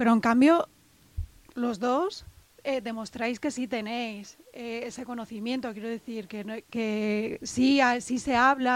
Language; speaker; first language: Spanish; native; Spanish